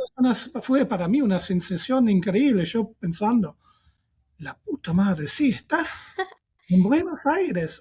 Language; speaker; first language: Spanish; non-native, fluent; German